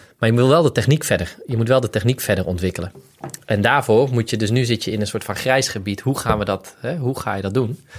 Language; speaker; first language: Dutch; native; Dutch